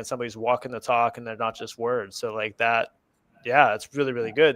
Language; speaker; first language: English; native; English